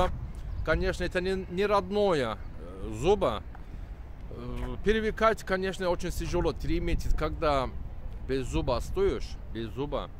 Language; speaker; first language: Russian; non-native, learner; Turkish